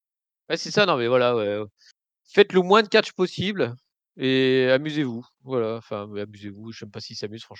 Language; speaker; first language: French; native; French